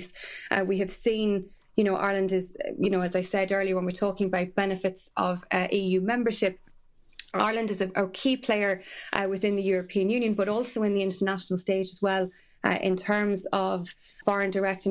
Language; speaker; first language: English; native; English